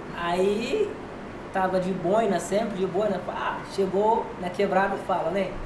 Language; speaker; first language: Portuguese; non-native, local second language; Kabuverdianu